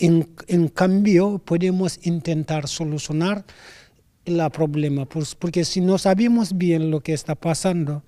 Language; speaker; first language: Spanish; non-native, learner; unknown